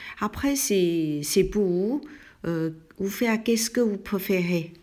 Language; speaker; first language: French; non-native, learner; Chinese